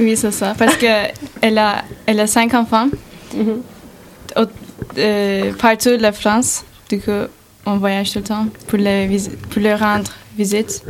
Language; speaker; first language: French; non-native, fluent; Turkish